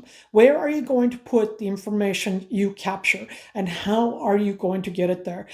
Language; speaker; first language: English; native; English